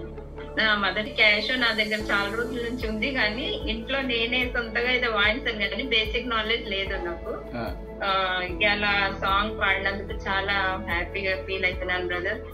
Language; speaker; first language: Telugu; non-native, local second language; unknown